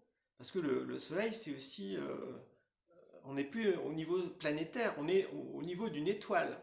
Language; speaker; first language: French; native; French